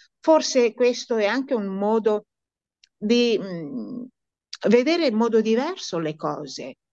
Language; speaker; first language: Italian; non-native, fluent; Romanian